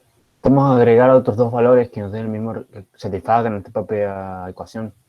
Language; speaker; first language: Spanish; native; Spanish